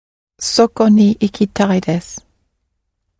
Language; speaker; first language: Japanese; non-native, learner; English